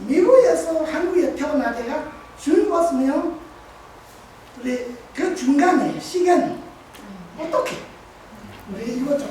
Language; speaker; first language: Korean; non-native, learner; Tibetan